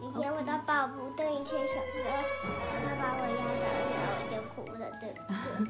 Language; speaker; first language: Chinese; early bilingual, heritage; Chinese